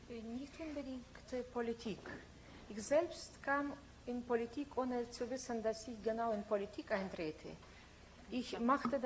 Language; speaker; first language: German; non-native, fluent; Lithuanian